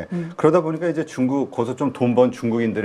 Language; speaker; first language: Korean; native; Korean